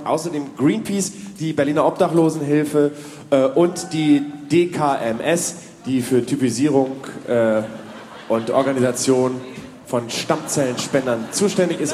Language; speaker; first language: German; native; German